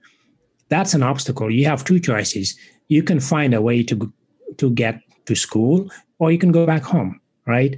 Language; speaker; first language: English; non-native, fluent; Wolof